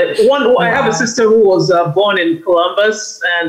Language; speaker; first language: English; native; English